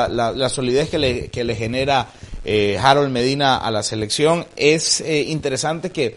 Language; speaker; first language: Spanish; native; Spanish